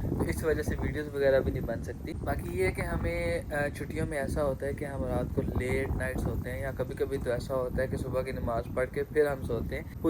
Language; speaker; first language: Urdu; non-native, local second language; Punjabi